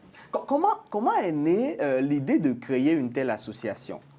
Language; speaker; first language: French; native; French